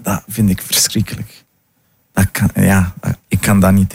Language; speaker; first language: Dutch; non-native, learner; Portuguese